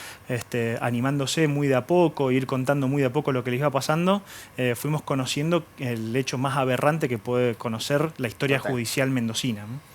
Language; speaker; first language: Spanish; native; Spanish